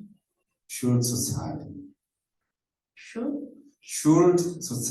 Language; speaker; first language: German; non-native, fluent; Rundi